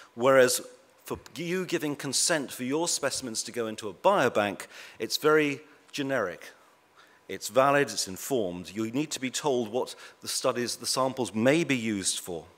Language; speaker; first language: English; native; English